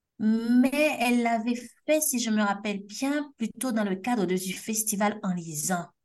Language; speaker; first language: French; non-native, local second language; Haitian Creole